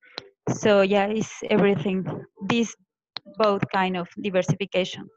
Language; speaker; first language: English; non-native, fluent; Spanish